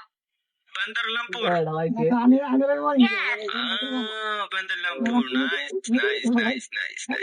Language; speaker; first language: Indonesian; non-native, learner; Bangla